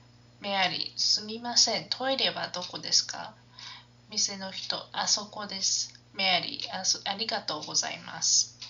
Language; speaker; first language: Japanese; non-native, fluent; English